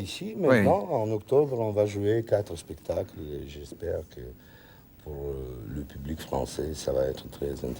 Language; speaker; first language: French; non-native, learner; Russian